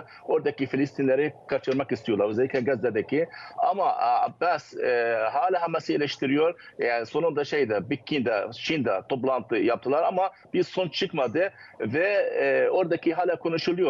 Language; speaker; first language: Turkish; non-native, fluent; Arabic